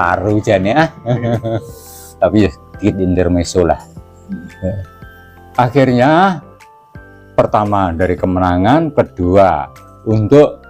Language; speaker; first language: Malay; non-native, local second language; Javanese